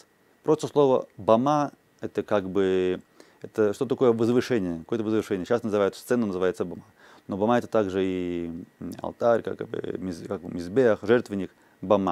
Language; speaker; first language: Russian; native; Russian